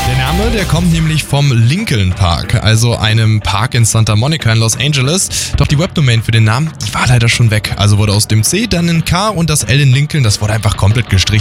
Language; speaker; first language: German; native; German